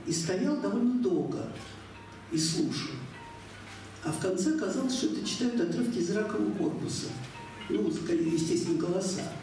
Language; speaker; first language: Russian; native; Russian